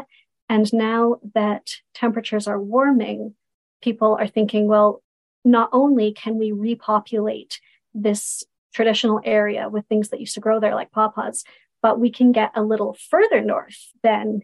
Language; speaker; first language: English; native; English